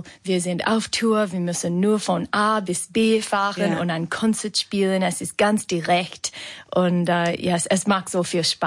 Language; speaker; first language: German; non-native, fluent; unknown